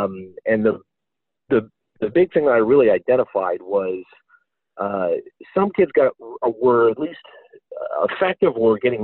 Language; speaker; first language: English; native; English